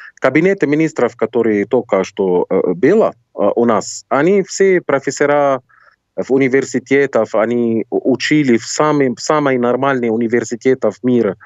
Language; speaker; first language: Russian; non-native, fluent; Arabic